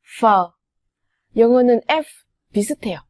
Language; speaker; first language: Korean; non-native, fluent; Vietnamese